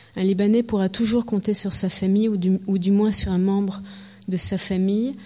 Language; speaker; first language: French; early bilingual, heritage; French